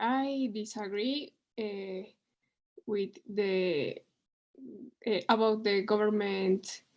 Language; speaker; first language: English; non-native, learner; Spanish